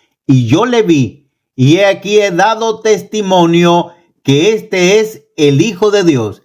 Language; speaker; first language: Spanish; native; Spanish